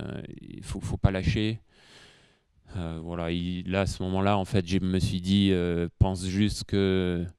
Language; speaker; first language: French; native; French